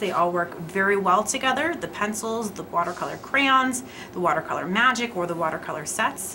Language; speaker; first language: English; native; English